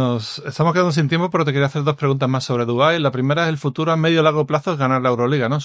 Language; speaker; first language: Spanish; native; Spanish